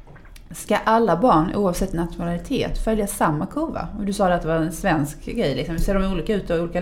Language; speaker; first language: Swedish; native; Swedish